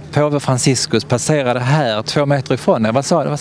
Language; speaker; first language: Swedish; native; Swedish